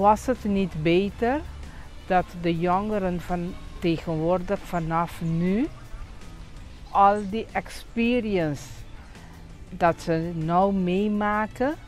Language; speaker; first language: Dutch; non-native, local second language; Papiamento